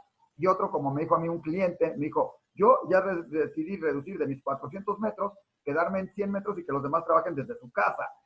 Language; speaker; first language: Spanish; native; Spanish